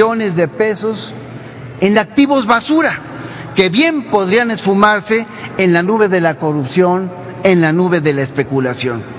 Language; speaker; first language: Spanish; native; Spanish